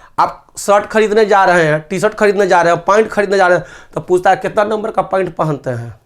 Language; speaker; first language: Hindi; native; Hindi